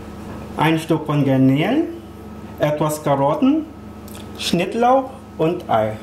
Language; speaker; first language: German; non-native, learner; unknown